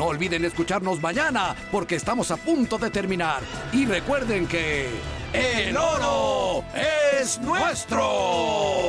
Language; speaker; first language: Spanish; native; Spanish